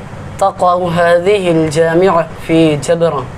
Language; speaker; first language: Arabic; non-native, learner; Urdu